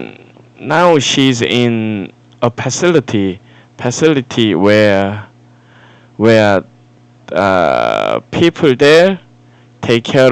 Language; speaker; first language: English; non-native, fluent; Korean